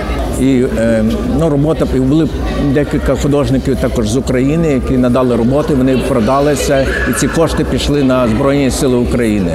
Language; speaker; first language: Ukrainian; native; Ukrainian